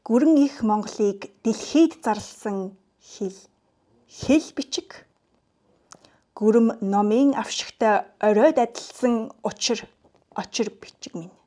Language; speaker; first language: Mongolian; early bilingual, heritage; Mongolian